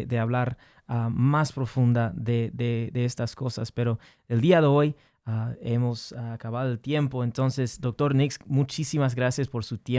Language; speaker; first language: Spanish; early bilingual, heritage; English